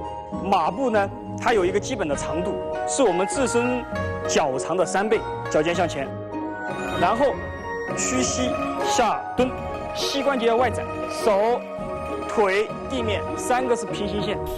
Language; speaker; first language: Chinese; native; Chinese